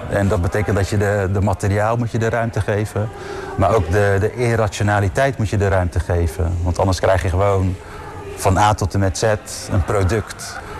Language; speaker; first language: Dutch; native; Dutch